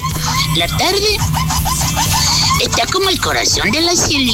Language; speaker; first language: Spanish; native; Spanish